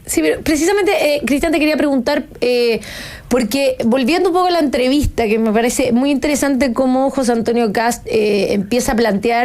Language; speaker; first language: Spanish; native; Spanish